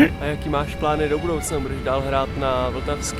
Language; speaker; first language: Czech; native; Czech